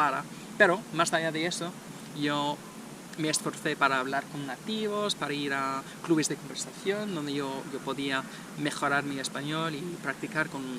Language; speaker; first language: Spanish; non-native, fluent; English